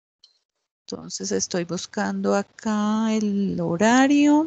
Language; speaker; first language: Spanish; native; Spanish